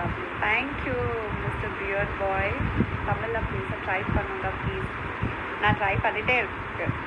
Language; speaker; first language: Tamil; non-native, learner; Kannada